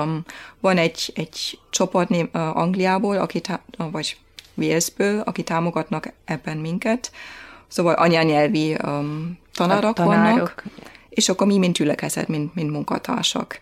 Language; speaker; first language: Hungarian; non-native, fluent; German